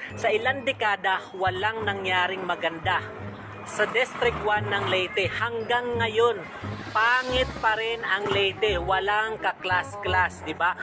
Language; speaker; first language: Filipino; non-native, local second language; Waray